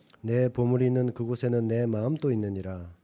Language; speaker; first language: Korean; native; Korean